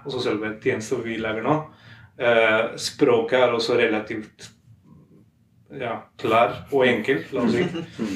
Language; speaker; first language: Norwegian; non-native, fluent; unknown